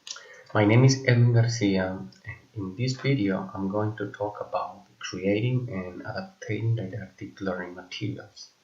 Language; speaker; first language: English; non-native, fluent; Spanish